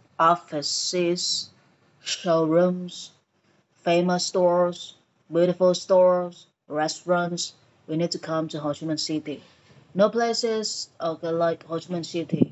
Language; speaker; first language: English; non-native, fluent; Vietnamese